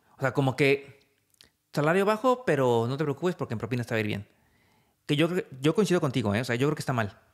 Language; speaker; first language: Spanish; native; Spanish